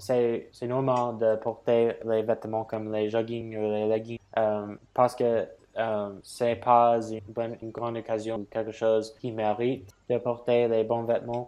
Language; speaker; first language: French; non-native, fluent; English